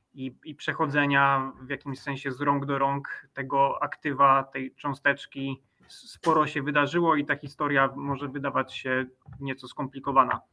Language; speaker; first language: Polish; native; Polish